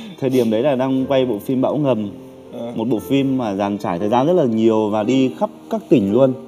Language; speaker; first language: Vietnamese; native; Vietnamese